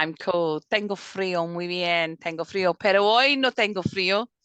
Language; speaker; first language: Spanish; non-native, fluent; English